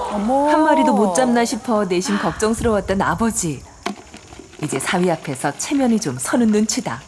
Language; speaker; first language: Korean; native; Korean